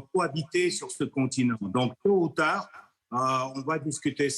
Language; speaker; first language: French; non-native, fluent; Russian